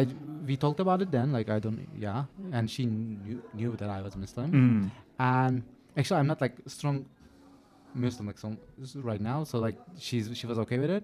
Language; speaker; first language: English; non-native, fluent; Turkish